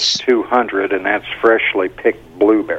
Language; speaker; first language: English; native; English